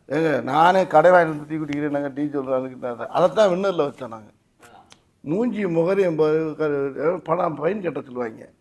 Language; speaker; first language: Tamil; native; Tamil